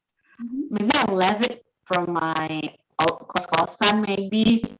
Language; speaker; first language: English; non-native, learner; Indonesian